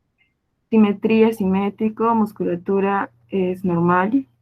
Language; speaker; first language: Spanish; native; Spanish